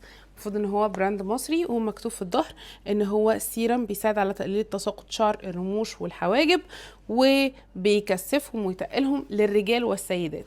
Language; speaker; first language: Arabic; native; Arabic